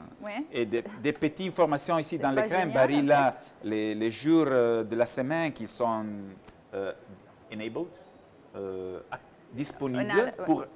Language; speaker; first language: French; non-native, learner; Italian